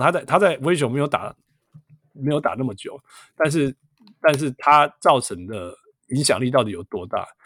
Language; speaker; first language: Chinese; early bilingual, heritage; Chinese